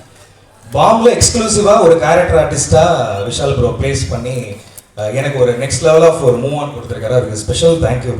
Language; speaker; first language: Tamil; native; Tamil